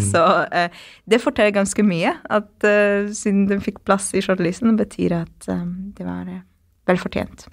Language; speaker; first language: Norwegian; non-native, fluent; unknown